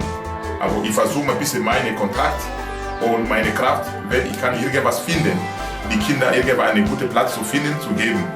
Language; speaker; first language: German; non-native, learner; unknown